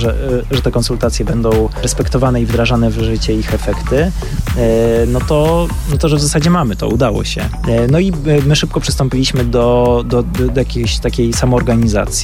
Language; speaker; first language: Polish; native; Polish